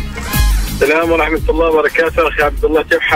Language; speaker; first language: Arabic; native; Arabic